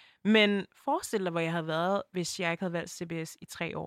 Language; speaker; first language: Danish; early bilingual, other home language; French